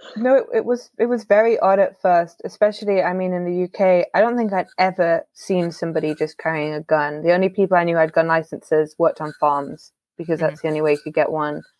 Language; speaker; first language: English; native; English